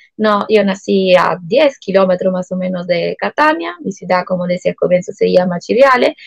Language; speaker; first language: Spanish; non-native, fluent; Italian